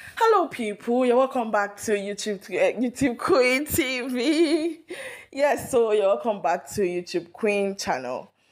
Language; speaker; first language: Nigerian Pidgin; native; Nigerian Pidgin